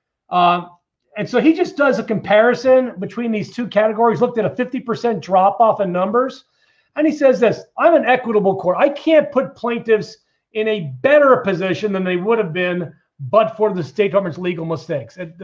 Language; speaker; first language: English; native; English